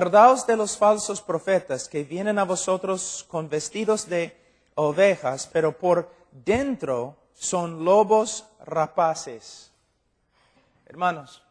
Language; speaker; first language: Spanish; non-native, fluent; English